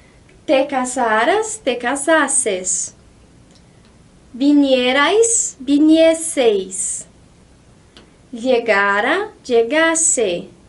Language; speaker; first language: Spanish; non-native, fluent; Portuguese